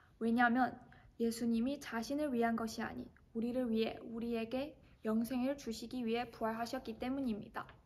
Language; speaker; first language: Korean; non-native, fluent; Chinese